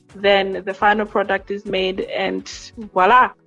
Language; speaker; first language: English; non-native, local second language; Nyanja